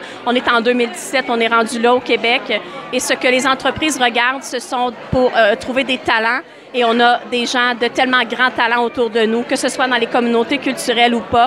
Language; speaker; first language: French; native; French